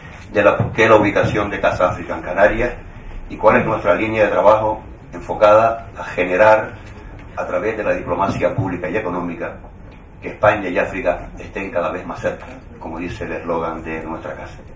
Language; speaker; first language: Spanish; native; Spanish